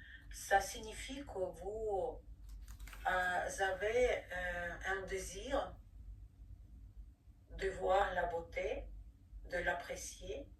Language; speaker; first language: French; non-native, fluent; Ukrainian